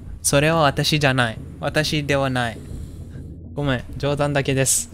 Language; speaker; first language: Japanese; non-native, learner; Indonesian